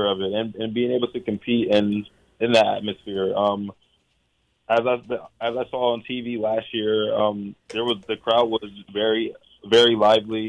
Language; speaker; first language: English; native; English